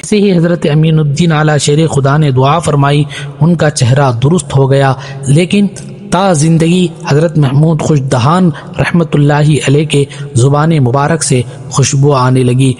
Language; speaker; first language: Urdu; native; Urdu